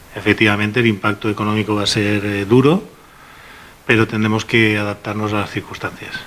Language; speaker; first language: Spanish; non-native, local second language; Catalan